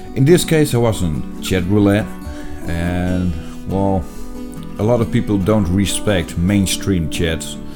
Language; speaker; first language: English; non-native, fluent; Dutch